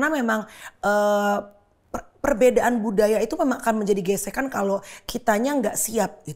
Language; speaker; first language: Indonesian; native; Indonesian